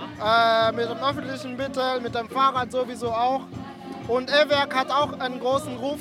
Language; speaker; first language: German; non-native, fluent; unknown